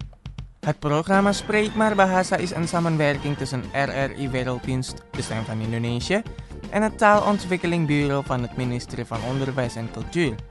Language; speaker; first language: Dutch; non-native, learner; Indonesian